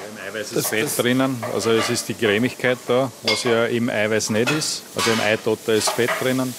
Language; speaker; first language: German; native; German